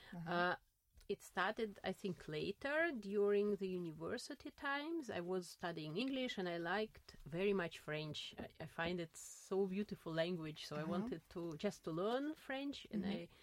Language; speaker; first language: English; non-native, fluent; Russian